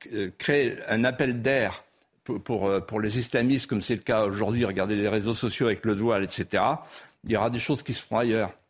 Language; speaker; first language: French; non-native, local second language; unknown